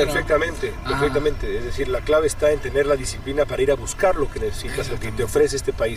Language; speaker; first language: Spanish; native; Spanish